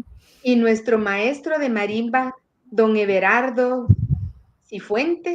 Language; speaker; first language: Spanish; native; Spanish